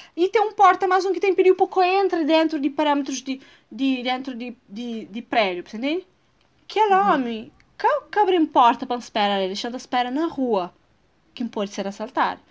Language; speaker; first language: Portuguese; non-native, local second language; Kabuverdianu